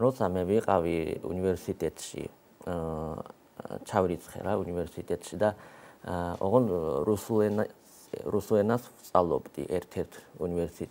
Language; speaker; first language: Georgian; non-native, fluent; Japanese